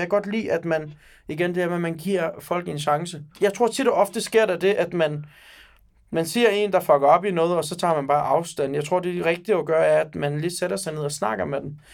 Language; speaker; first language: Danish; early bilingual, other home language; Turkish